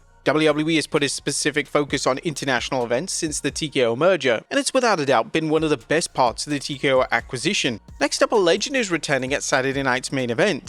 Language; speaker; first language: English; native; English